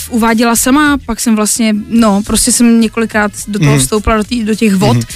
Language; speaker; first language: Czech; non-native, local second language; Polish